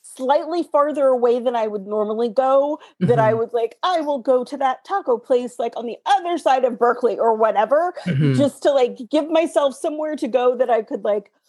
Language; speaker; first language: English; native; English